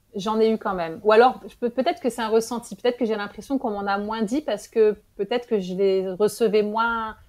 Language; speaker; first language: French; native; French